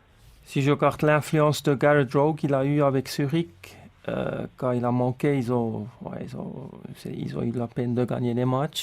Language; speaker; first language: French; non-native, local second language; Swiss German